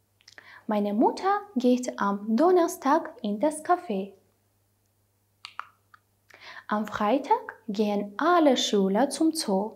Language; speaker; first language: German; non-native, fluent; Armenian